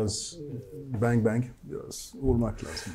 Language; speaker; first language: Turkish; non-native, fluent; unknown